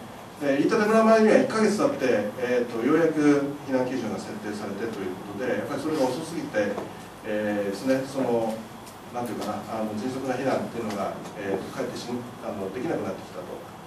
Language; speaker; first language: Japanese; native; Japanese